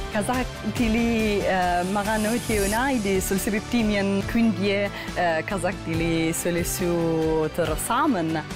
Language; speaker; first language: Kazakh; non-native, learner; Italian